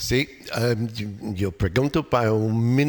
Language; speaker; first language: Spanish; non-native, learner; English